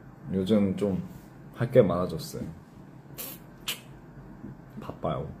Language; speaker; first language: Korean; early bilingual, heritage; English